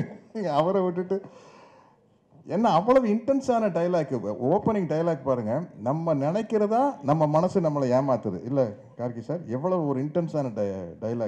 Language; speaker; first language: Tamil; native; Tamil